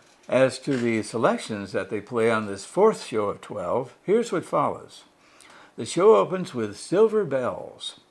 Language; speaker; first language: English; native; English